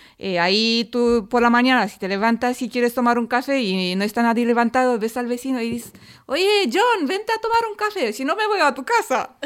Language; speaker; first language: Spanish; non-native, fluent; Romanian